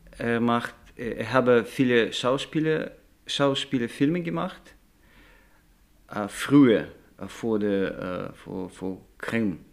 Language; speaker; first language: German; non-native, learner; Russian